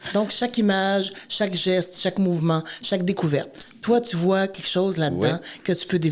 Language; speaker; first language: French; native; French